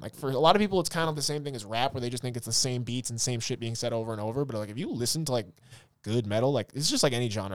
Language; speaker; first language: English; native; English